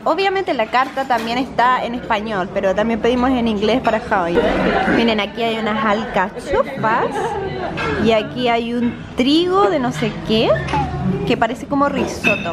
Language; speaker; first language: Spanish; native; Spanish